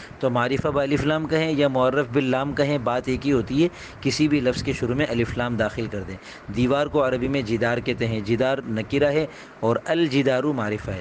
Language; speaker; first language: Urdu; native; Urdu